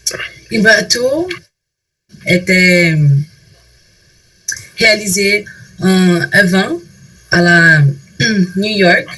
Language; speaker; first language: French; non-native, learner; Portuguese